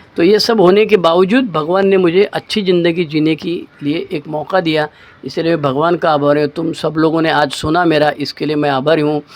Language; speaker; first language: Hindi; non-native, local second language; Marathi